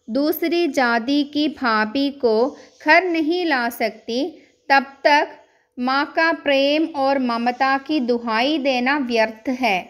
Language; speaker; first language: Hindi; non-native, local second language; Malayalam